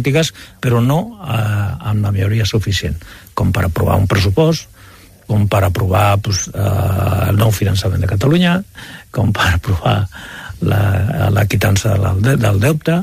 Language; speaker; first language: Catalan; non-native, local second language; Spanish